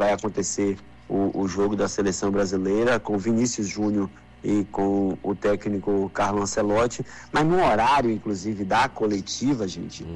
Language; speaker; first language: Portuguese; native; Portuguese